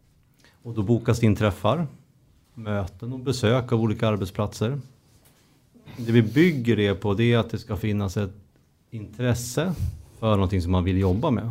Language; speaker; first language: Swedish; native; Swedish